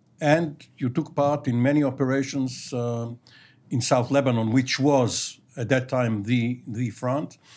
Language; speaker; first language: English; non-native, fluent; Hebrew